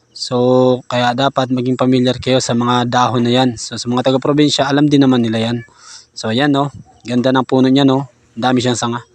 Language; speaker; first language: Filipino; non-native, local second language; Masbatenyo